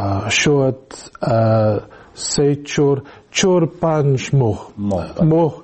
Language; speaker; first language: Tajik; non-native, learner; English